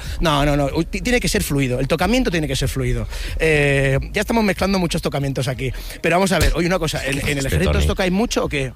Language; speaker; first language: Spanish; native; Spanish